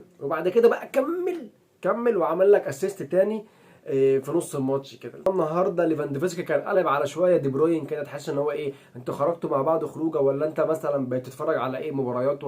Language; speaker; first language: Arabic; native; Arabic